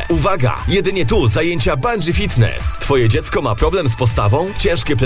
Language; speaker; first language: Polish; native; Polish